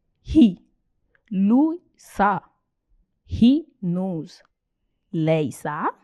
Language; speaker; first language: Italian; non-native, learner; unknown